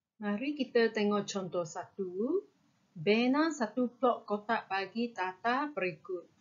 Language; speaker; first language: Malay; non-native, local second language; Chinese